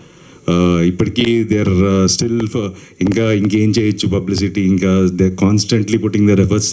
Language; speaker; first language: Telugu; native; Telugu